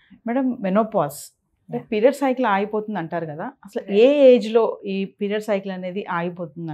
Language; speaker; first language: Telugu; native; Telugu